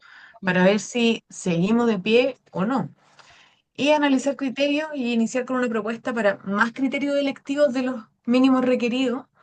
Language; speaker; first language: Spanish; native; Spanish